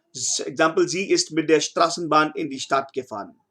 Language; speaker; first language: German; non-native, fluent; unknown